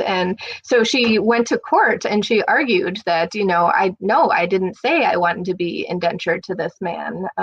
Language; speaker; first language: English; native; English